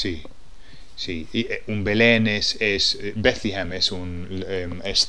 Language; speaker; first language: Spanish; non-native, fluent; English